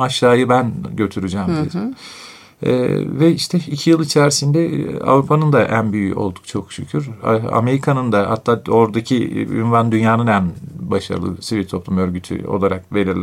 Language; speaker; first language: Turkish; native; Turkish